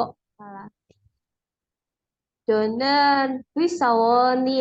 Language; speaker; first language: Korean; non-native, learner; Indonesian